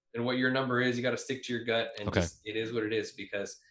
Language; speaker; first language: English; native; English